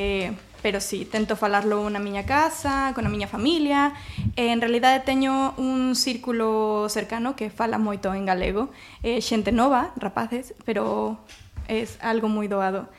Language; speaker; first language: Galician; non-native, learner; Spanish